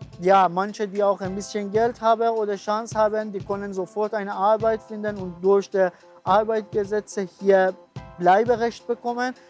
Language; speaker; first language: German; non-native, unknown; Persian